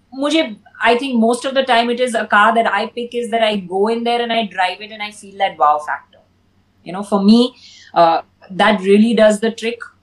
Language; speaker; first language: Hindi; non-native, local second language; English